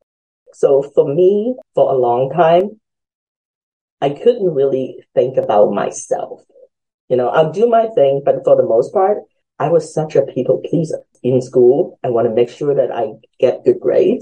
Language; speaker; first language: English; early bilingual, other home language; Cantonese